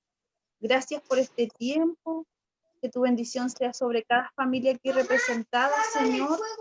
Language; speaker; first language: Spanish; native; Spanish